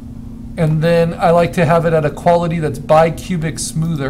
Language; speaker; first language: English; native; English